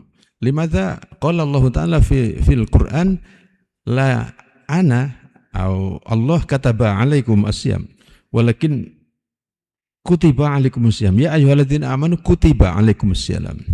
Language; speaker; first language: Arabic; non-native, fluent; Indonesian